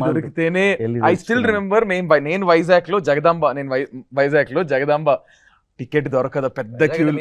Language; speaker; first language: Telugu; native; Telugu